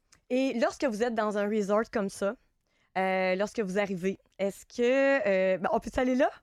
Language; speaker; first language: French; native; French